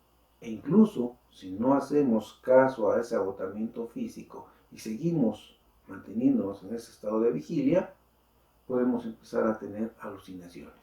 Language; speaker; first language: Spanish; native; Spanish